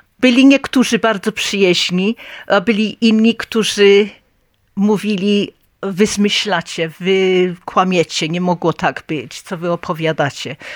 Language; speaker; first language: Polish; early bilingual, heritage; Polish